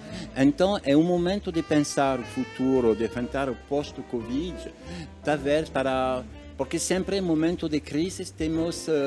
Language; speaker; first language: Portuguese; non-native, learner; French